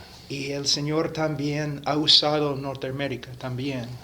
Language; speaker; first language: Spanish; non-native, fluent; English